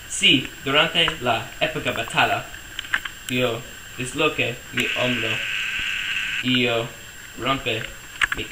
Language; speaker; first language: Spanish; non-native, learner; English